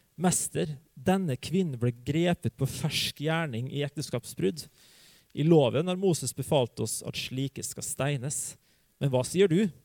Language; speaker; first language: Norwegian; native; Norwegian